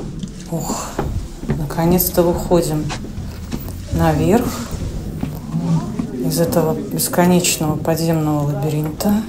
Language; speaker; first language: Russian; native; Russian